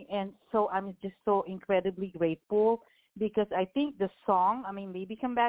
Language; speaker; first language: English; non-native, local second language; Filipino